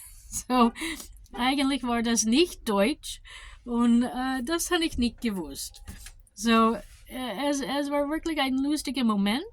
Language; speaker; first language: German; non-native, learner; English